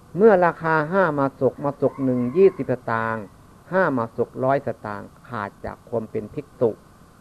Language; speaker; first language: Thai; non-native, local second language; Northeastern Thai